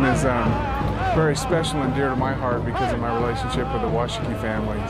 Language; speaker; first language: English; native; English